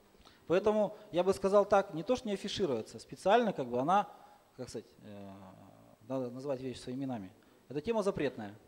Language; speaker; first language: Russian; native; Russian